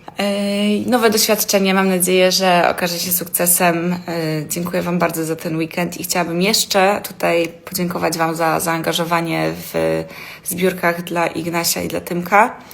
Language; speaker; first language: Polish; native; Polish